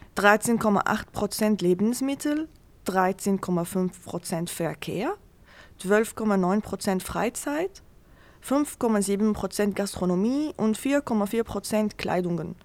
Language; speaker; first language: German; non-native, fluent; Arabic